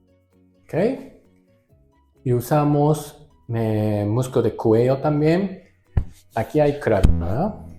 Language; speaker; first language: Spanish; non-native, learner; Japanese